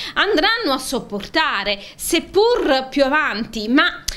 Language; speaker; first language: Italian; native; Italian